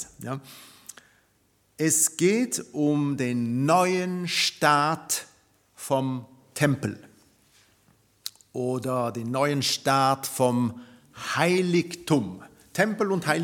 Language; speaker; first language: German; non-native, fluent; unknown